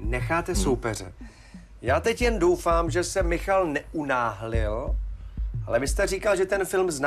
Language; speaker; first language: Czech; native; Czech